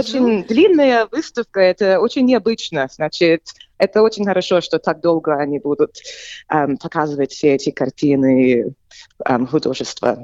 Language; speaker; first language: Russian; early bilingual, heritage; English